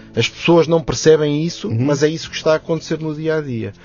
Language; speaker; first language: Portuguese; native; Portuguese